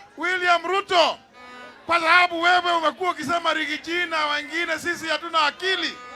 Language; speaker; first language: Swahili; non-native, local second language; Kikuyu